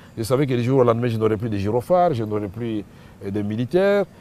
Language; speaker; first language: French; non-native, local second language; Swahili